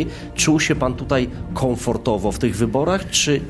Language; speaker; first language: Polish; native; Polish